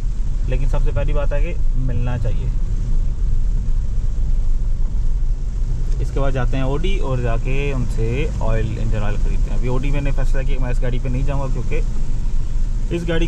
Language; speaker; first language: Urdu; native; Urdu